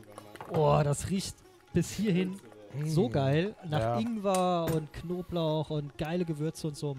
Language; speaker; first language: German; native; German